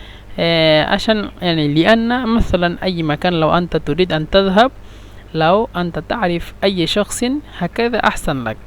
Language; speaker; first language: Egyptian Arabic; non-native, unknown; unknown